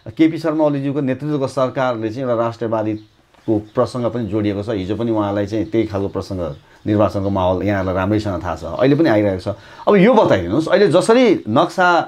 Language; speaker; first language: Nepali; native; Nepali